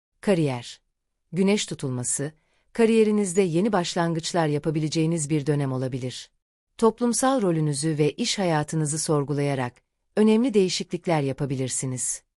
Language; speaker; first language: Turkish; native; Turkish